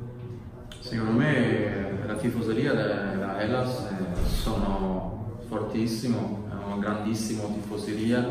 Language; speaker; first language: Italian; non-native, learner; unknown